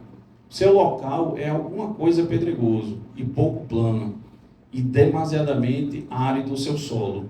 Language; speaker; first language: Portuguese; native; Portuguese